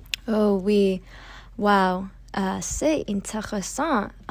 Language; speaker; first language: French; non-native, learner; English